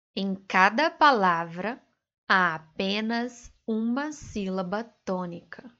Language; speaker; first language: Portuguese; native; Portuguese